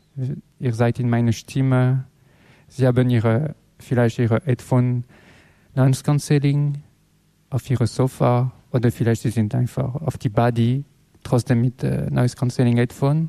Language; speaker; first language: German; non-native, learner; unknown